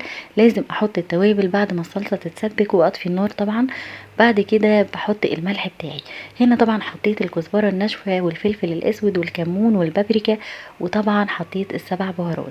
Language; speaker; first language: Arabic; native; Arabic